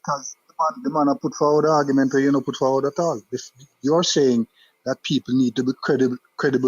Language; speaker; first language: English; non-native, local second language; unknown